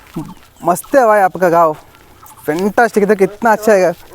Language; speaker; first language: Hindi; non-native, local second language; Kannada